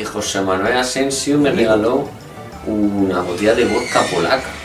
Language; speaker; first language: Spanish; native; Spanish